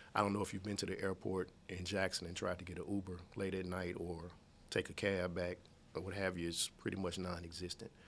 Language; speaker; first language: English; native; English